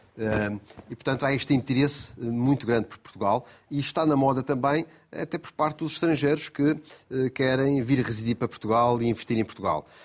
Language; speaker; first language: Portuguese; native; Portuguese